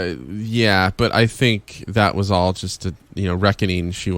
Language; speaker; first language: English; native; English